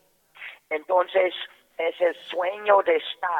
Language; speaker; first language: Spanish; non-native, fluent; English